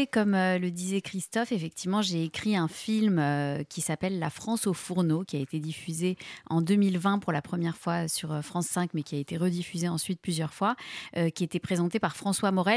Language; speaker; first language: French; native; French